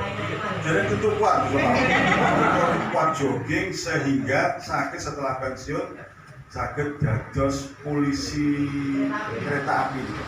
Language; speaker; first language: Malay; non-native, local second language; Javanese